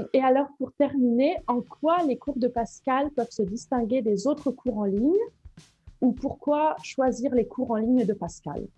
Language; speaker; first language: French; native; French